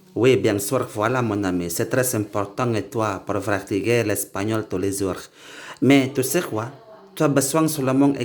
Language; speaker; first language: French; non-native, learner; Indonesian